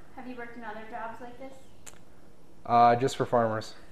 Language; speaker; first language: English; native; English